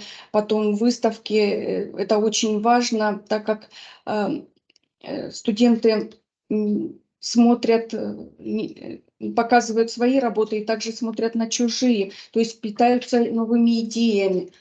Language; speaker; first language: Russian; native; Russian